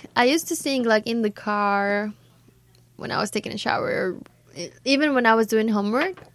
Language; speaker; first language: English; non-native, fluent; Spanish